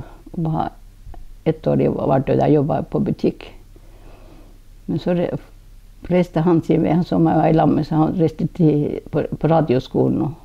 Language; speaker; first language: Norwegian; non-native, local second language; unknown